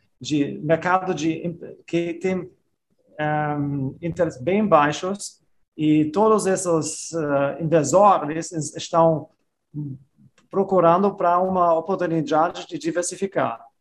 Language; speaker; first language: Portuguese; non-native, fluent; German